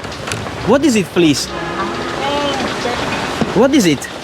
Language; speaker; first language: English; non-native, learner; Slovak